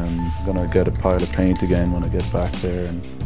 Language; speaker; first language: English; native; English